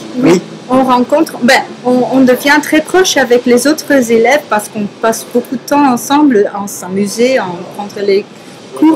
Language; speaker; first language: French; non-native, fluent; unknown